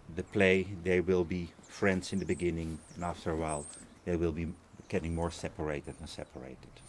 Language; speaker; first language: English; non-native, fluent; Dutch